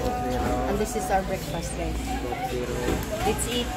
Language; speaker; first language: English; non-native, local second language; Hiligaynon